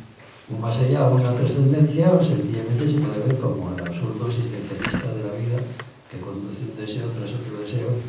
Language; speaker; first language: Spanish; native; Spanish